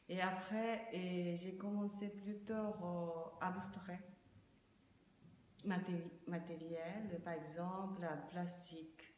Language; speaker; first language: French; non-native, learner; Japanese